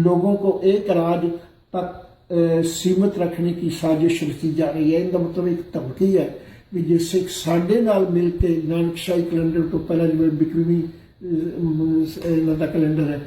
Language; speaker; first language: Hindi; non-native, local second language; Punjabi